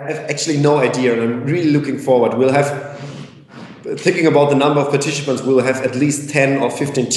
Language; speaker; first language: English; non-native, fluent; German